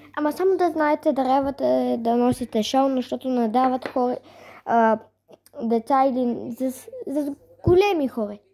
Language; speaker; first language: Bulgarian; early bilingual, heritage; Bulgarian